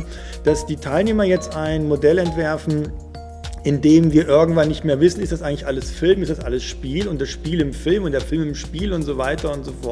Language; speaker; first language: German; native; German